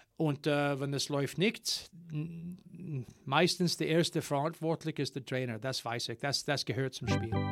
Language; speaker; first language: German; non-native, learner; English